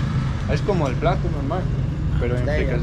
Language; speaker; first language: Spanish; non-native, learner; Danish